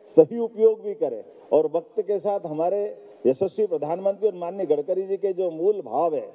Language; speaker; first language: Hindi; native; Hindi